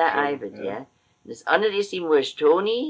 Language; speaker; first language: German; native; German